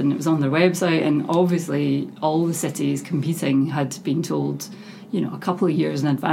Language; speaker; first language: English; native; English